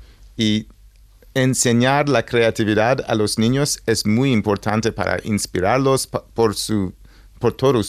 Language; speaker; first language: Spanish; non-native, learner; English